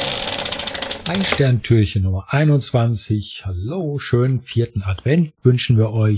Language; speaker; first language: German; native; German